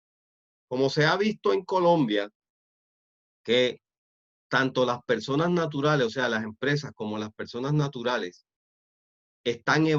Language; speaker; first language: Spanish; native; Spanish